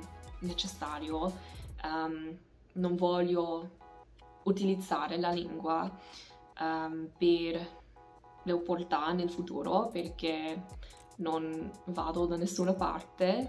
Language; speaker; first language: Italian; non-native, fluent; English